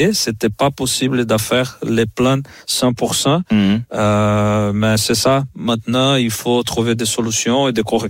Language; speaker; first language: French; non-native, fluent; Portuguese